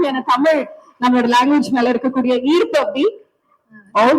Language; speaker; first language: Tamil; native; Tamil